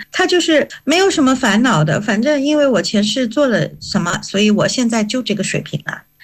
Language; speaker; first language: Chinese; native; Chinese